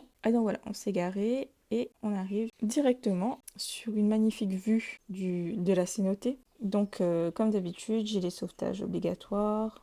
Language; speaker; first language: French; native; French